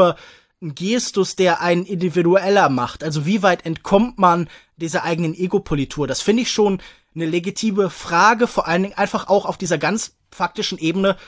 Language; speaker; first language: German; native; German